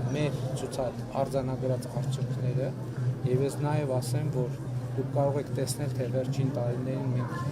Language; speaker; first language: Armenian; native; Armenian